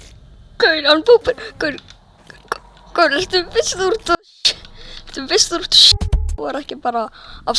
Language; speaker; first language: Icelandic; early bilingual, heritage; Icelandic